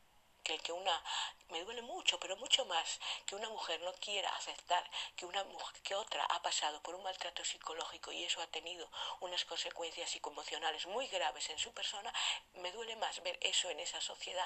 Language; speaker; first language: Spanish; native; Spanish